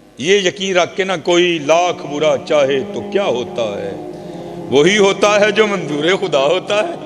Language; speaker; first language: Urdu; non-native, local second language; Punjabi